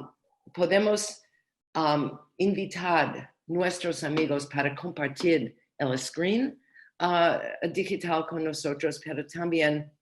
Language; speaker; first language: Spanish; non-native, learner; English